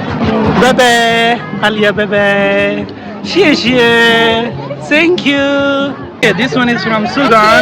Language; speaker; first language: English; non-native, learner; Urdu